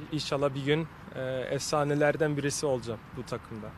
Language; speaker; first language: Turkish; early bilingual, heritage; Turkish